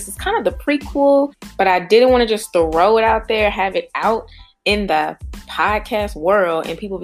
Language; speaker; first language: English; native; English